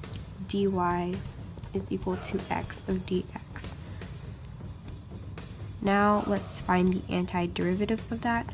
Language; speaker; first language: English; native; English